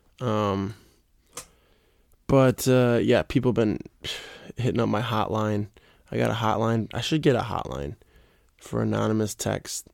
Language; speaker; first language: English; native; English